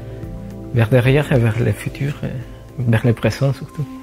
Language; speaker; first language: French; non-native, fluent; Spanish